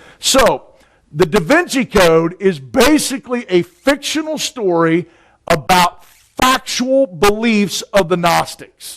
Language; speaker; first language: English; native; English